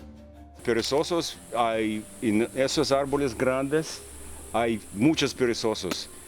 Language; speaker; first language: Spanish; non-native, learner; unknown